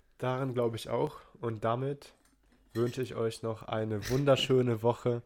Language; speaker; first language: German; early bilingual, other home language; Turkish